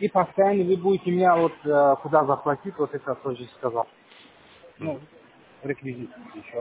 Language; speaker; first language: Russian; non-native, learner; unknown